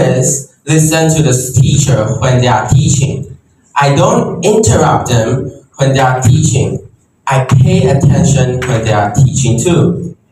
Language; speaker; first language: English; non-native, local second language; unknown